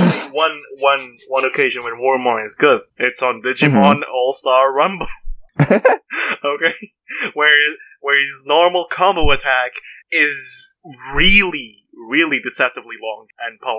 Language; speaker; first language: English; non-native, fluent; Portuguese